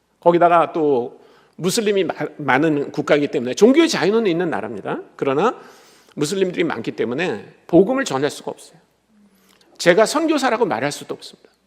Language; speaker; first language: Korean; native; Korean